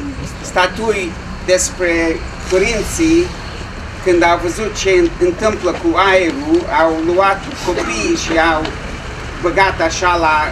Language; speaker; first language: Romanian; non-native, local second language; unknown